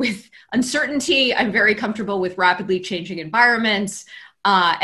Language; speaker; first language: English; native; English